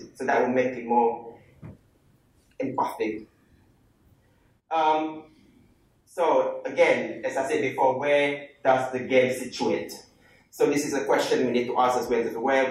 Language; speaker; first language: English; non-native, local second language; Malay